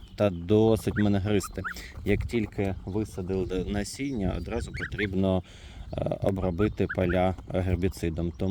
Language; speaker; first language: Ukrainian; non-native, local second language; Russian